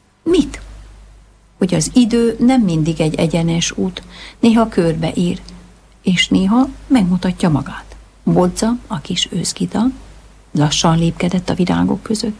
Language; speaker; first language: Hungarian; native; Hungarian